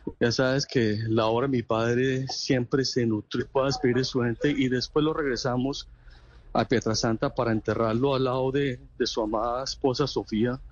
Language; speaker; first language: Spanish; native; Spanish